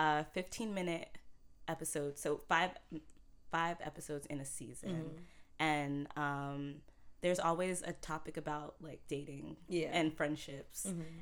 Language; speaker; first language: English; early bilingual, other home language; Haitian Creole